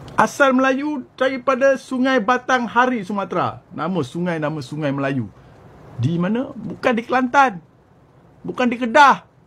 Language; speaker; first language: Malay; native; Malay